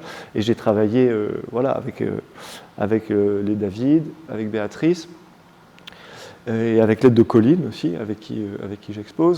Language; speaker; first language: French; native; French